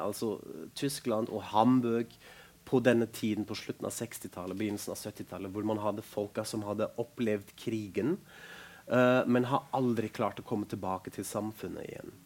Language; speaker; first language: Norwegian; non-native, fluent; German